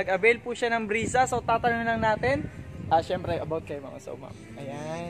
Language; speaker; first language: Filipino; native; Filipino